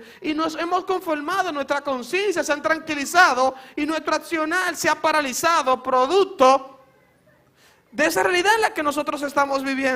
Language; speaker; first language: Spanish; native; Spanish